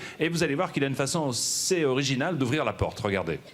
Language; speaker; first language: French; native; French